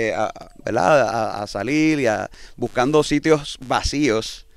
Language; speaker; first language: Spanish; native; Spanish